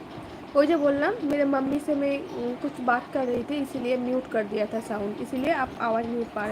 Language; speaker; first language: Hindi; non-native, local second language; Bangla